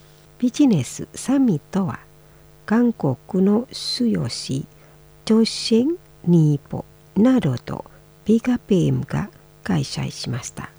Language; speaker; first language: Japanese; non-native, fluent; Indonesian